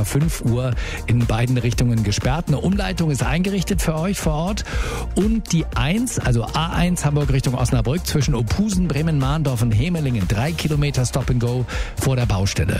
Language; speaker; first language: German; native; German